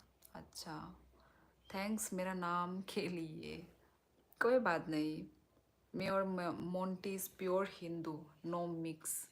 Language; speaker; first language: Hindi; non-native, local second language; Kok Borok